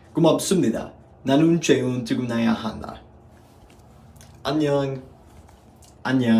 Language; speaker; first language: Korean; non-native, learner; English